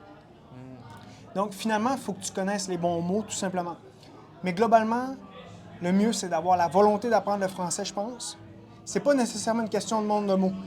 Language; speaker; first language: French; native; French